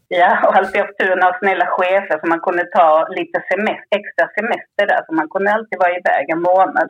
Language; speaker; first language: Swedish; early bilingual, other home language; Spanish